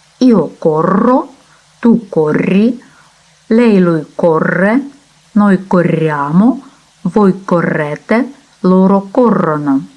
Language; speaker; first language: Italian; non-native, fluent; Ukrainian